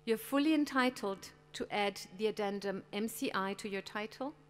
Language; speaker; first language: English; non-native, fluent; German